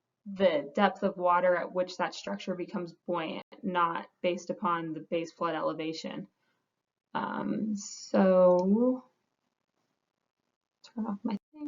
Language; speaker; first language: English; native; English